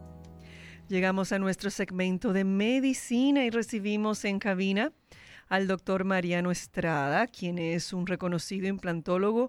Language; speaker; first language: Spanish; native; Spanish